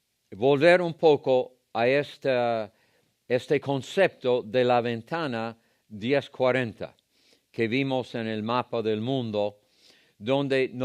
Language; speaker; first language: Spanish; non-native, fluent; English